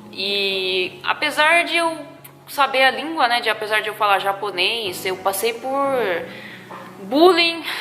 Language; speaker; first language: Portuguese; non-native, local second language; Japanese